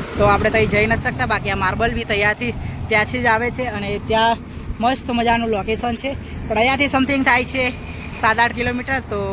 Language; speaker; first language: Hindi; non-native, local second language; Gujarati